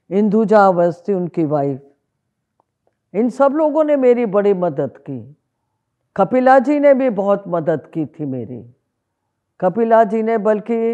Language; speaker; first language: Hindi; native; Hindi